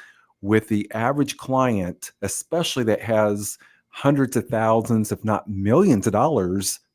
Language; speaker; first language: English; native; English